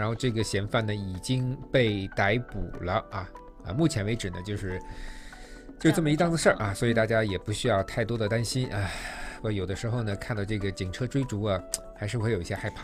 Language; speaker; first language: Chinese; native; Chinese